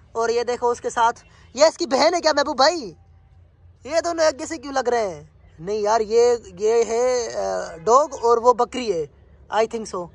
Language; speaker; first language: Urdu; non-native, local second language; Sindhi